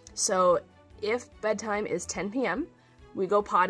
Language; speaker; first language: English; native; English